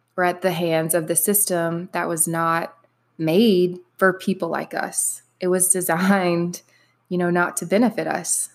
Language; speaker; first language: English; native; English